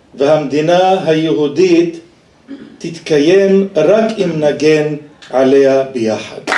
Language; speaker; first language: Hebrew; non-native, local second language; Arabic